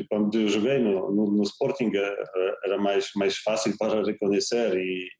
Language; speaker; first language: Portuguese; non-native, fluent; Polish